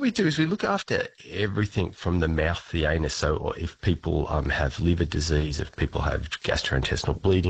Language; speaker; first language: English; native; English